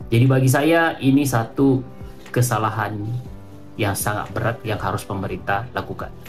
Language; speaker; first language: Malay; native; Malay